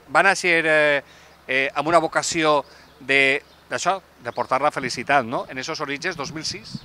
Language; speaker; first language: Catalan; native; Catalan